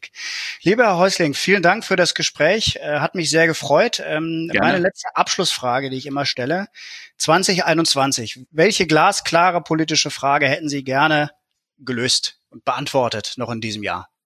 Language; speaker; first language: German; native; German